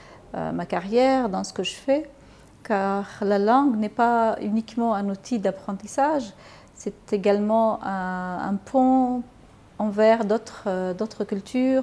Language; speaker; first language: French; non-native, fluent; Arabic